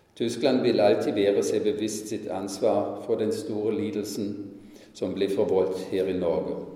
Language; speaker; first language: Norwegian; non-native, fluent; German